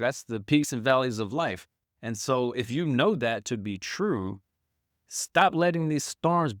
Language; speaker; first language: English; native; English